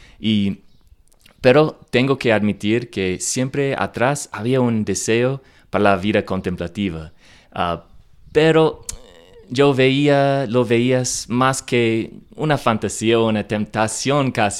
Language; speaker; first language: Spanish; non-native, learner; English